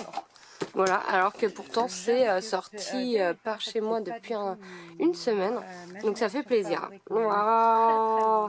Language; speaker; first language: French; native; French